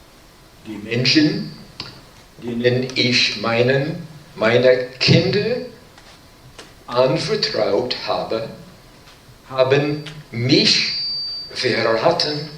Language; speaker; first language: German; non-native, learner; English